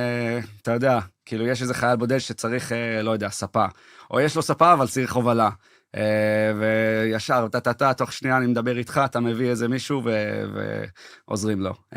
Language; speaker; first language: Hebrew; early bilingual, heritage; English